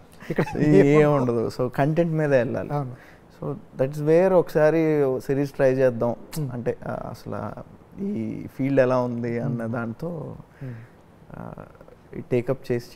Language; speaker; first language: Telugu; native; Telugu